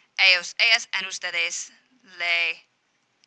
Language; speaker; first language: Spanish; non-native, fluent; English